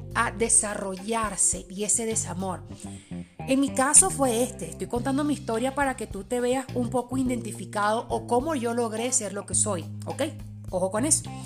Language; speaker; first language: Spanish; early bilingual, other home language; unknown